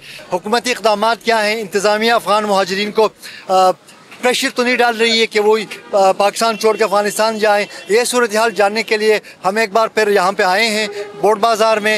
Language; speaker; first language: Hindi; non-native, local second language; Pashto